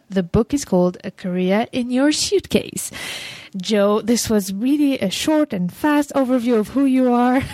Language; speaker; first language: English; non-native, fluent; French